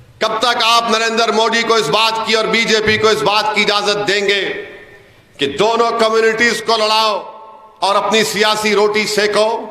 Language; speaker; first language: Urdu; native; Urdu